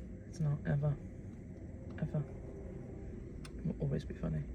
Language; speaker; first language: English; native; English